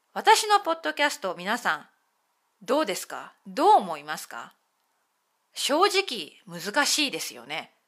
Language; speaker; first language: Japanese; native; Japanese